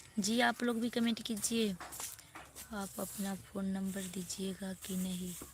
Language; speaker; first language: Hindi; native; Hindi